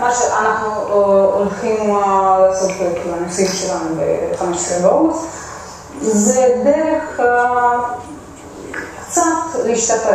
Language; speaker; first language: Hebrew; non-native, fluent; Russian